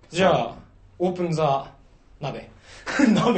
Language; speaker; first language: Japanese; native; Japanese